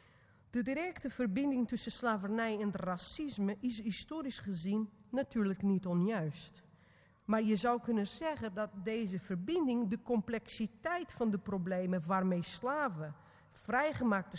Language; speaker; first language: Dutch; non-native, fluent; Portuguese